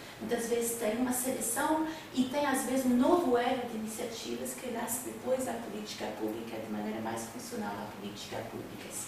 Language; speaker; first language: Portuguese; non-native, fluent; French